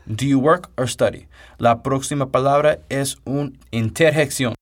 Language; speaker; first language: Spanish; non-native, fluent; English